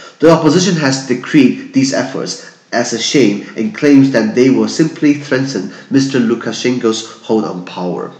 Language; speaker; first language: English; non-native, fluent; Chinese